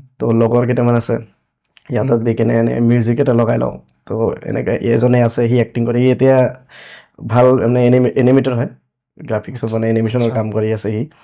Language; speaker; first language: Assamese; non-native, local second language; Bangla